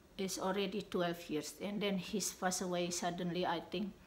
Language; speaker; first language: English; non-native, learner; Indonesian